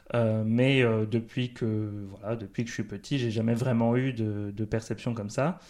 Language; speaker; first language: French; native; French